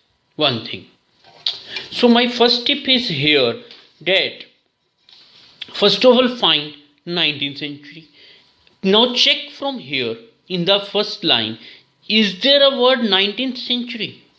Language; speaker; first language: English; non-native, local second language; Hindi